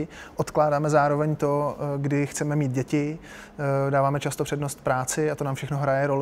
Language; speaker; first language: Czech; native; Czech